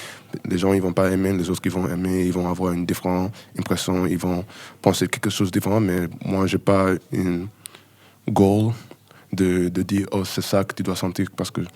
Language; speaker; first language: French; non-native, learner; English